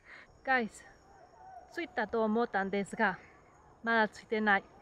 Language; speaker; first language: Japanese; non-native, learner; Spanish